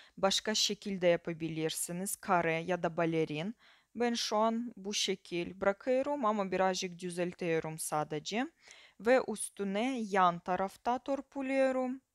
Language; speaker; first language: Turkish; non-native, fluent; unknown